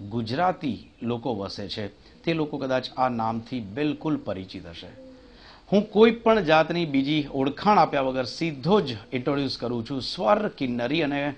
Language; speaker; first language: Gujarati; native; Gujarati